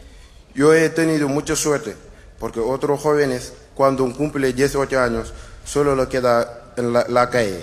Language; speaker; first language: Spanish; non-native, learner; Wolof